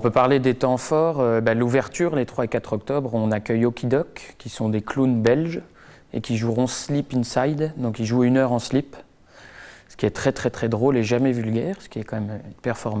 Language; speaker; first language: French; native; French